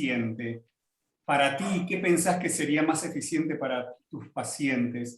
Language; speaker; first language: Spanish; native; Spanish